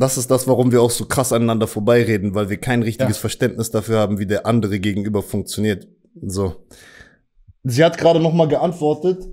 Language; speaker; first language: German; native; German